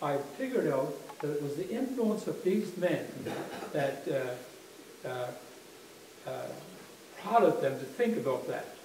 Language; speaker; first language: English; native; English